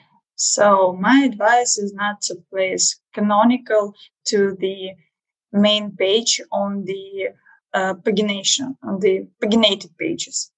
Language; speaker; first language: English; non-native, learner; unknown